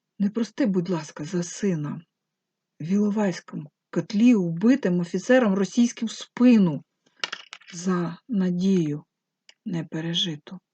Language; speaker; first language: Ukrainian; non-native, local second language; Russian